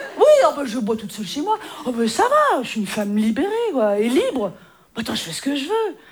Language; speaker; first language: French; native; French